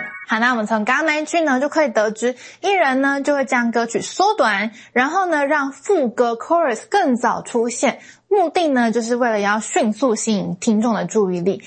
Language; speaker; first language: Chinese; native; Chinese